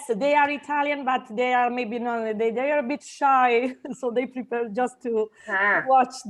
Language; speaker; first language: English; non-native, fluent; Italian